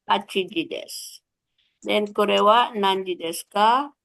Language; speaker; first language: Japanese; non-native, fluent; Filipino